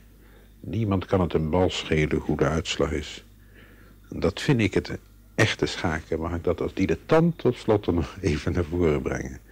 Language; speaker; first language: Dutch; native; Dutch